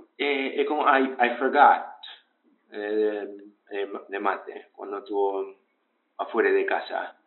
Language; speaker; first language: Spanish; early bilingual, heritage; English